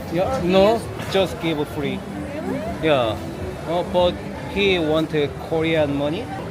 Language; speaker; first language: English; non-native, learner; Korean